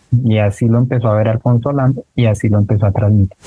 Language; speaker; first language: Spanish; native; Spanish